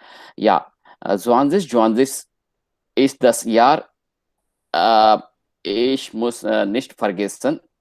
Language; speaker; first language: German; non-native, learner; Hindi